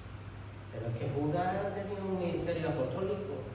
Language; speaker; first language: Spanish; native; Spanish